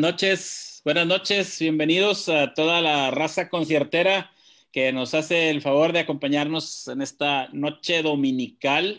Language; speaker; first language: Spanish; native; Spanish